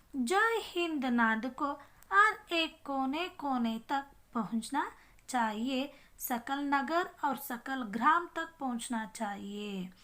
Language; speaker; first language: Hindi; non-native, local second language; Kannada